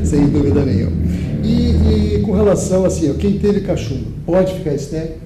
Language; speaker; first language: Portuguese; native; Portuguese